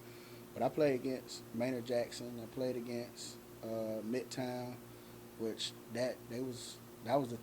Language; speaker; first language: English; native; English